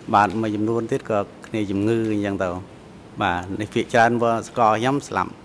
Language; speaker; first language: Khmer; non-native, local second language; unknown